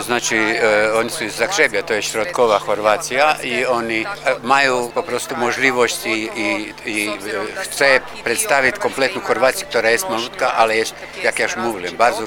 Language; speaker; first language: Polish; non-native, learner; Croatian